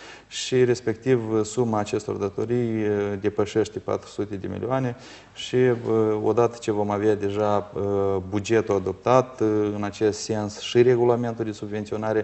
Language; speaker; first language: Romanian; native; Romanian